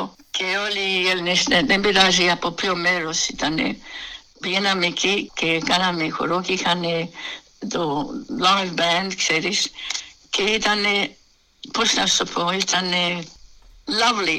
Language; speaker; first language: Greek; early bilingual, heritage; Greek